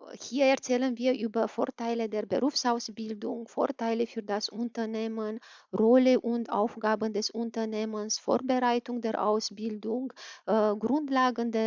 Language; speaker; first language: German; non-native, fluent; Romanian